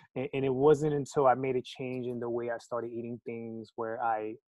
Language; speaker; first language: English; early bilingual, other home language; Spanish